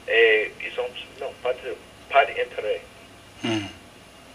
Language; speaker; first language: French; non-native, fluent; English